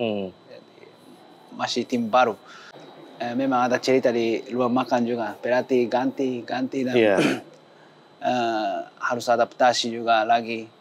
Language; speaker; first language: Indonesian; non-native, learner; Japanese